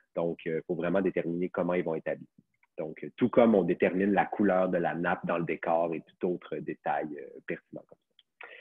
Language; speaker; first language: French; native; French